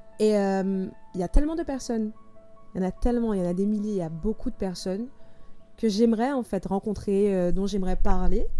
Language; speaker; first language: French; native; French